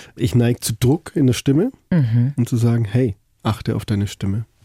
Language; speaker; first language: German; native; German